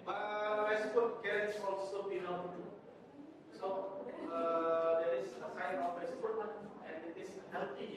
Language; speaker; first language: English; non-native, learner; Indonesian